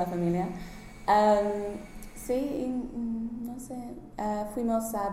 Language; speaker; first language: Spanish; non-native, learner; English